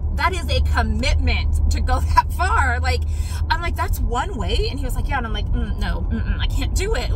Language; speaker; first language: English; native; English